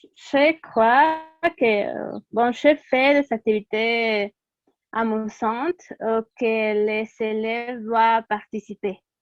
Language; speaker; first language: French; non-native, learner; Spanish